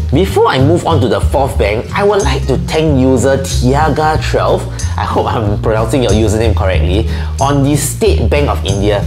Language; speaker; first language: English; native; English